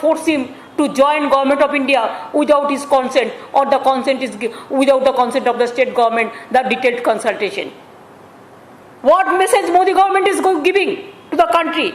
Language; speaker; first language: English; non-native, local second language; Bangla